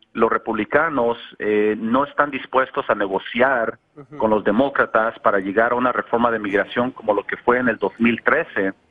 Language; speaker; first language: Spanish; native; Spanish